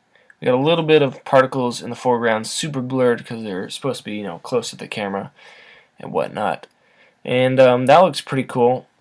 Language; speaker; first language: English; native; English